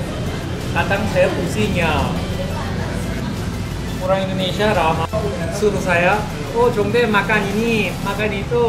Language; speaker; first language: Indonesian; non-native, learner; Korean